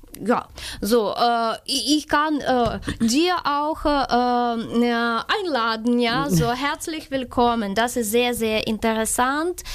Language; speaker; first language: German; non-native, fluent; Ukrainian